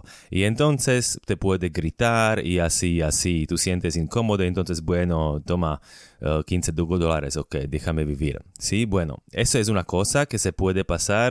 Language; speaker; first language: Spanish; non-native, fluent; Slovak